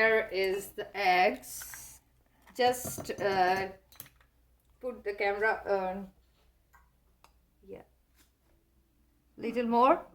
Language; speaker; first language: English; non-native, learner; Hindi